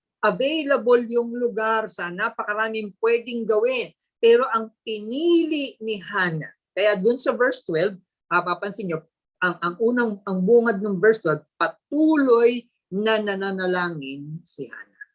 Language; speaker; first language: Filipino; native; Filipino